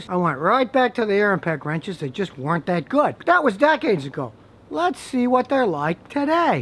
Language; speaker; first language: English; native; English